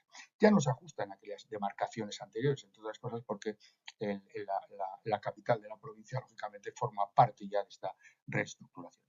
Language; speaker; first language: Spanish; native; Spanish